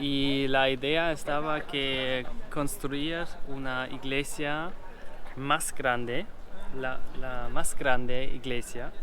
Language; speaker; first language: Spanish; non-native, learner; German